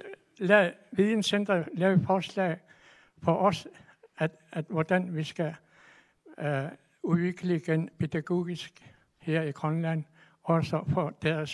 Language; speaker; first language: Danish; non-native, local second language; Kalaallisut